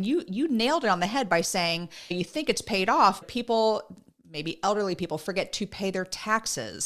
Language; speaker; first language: English; native; English